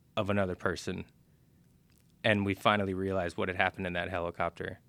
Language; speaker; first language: English; native; English